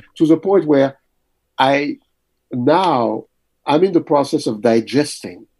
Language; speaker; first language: English; early bilingual, other home language; French